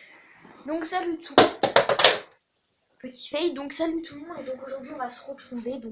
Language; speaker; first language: French; native; French